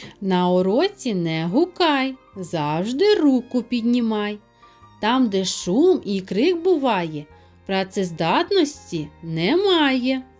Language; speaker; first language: Ukrainian; native; Ukrainian